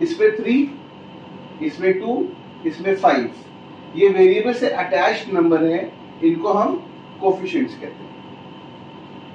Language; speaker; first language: Hindi; native; Hindi